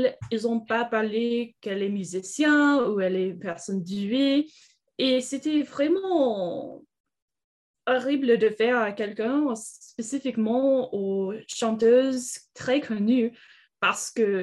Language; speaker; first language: French; non-native, learner; English